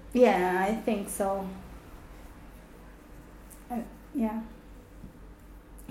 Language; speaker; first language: English; non-native, fluent; Portuguese